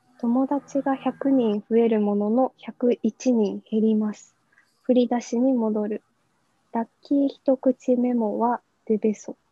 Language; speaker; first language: Japanese; native; Japanese